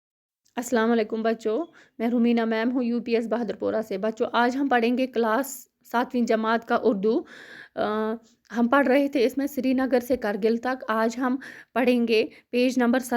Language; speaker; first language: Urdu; non-native, local second language; Kashmiri